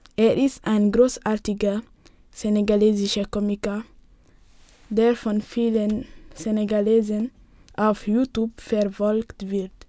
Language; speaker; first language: German; non-native, learner; Wolof